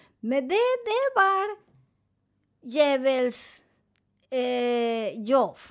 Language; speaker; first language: Swedish; non-native, fluent; Spanish